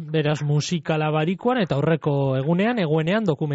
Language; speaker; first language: Basque; native; Basque